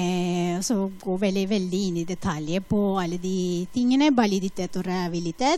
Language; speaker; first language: Norwegian; non-native, fluent; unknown